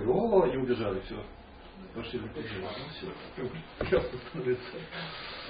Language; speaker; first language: Russian; native; Russian